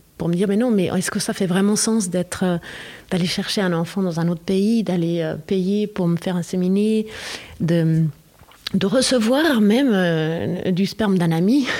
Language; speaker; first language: French; non-native, fluent; Spanish